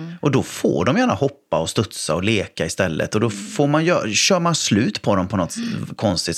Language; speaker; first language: Swedish; native; Swedish